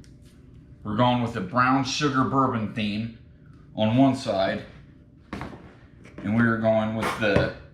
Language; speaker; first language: English; native; English